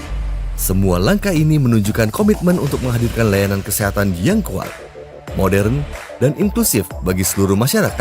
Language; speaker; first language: Indonesian; native; Indonesian